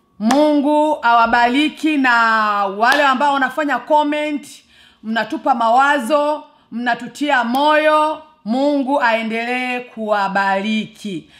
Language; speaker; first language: Swahili; non-native, local second language; Rundi